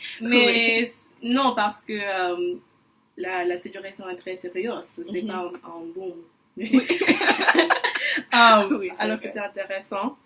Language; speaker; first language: French; non-native, learner; English